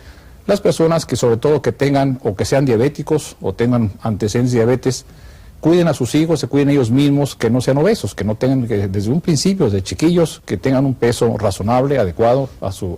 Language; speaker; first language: Spanish; native; Spanish